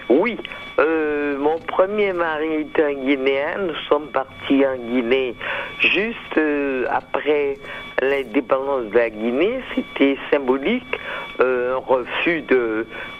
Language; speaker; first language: French; native; French